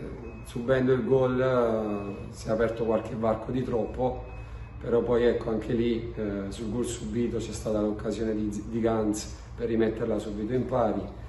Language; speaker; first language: Italian; native; Italian